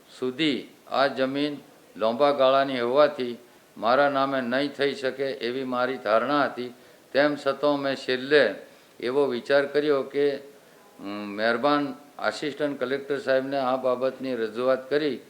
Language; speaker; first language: Gujarati; non-native, local second language; Rathawi